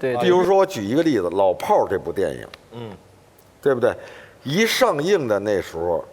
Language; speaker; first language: Chinese; native; Chinese